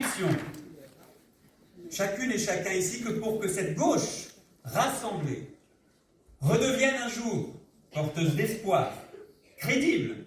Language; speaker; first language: French; native; French